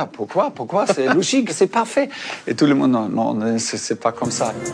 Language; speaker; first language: French; non-native, fluent; German